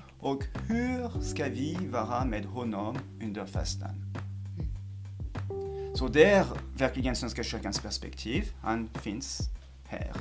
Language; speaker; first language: Swedish; non-native, fluent; French